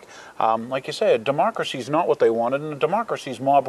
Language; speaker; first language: English; native; English